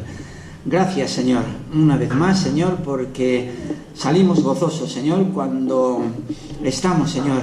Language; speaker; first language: Spanish; native; Spanish